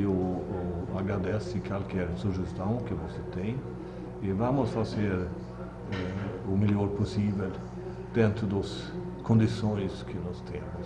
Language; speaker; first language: Portuguese; non-native, learner; Swedish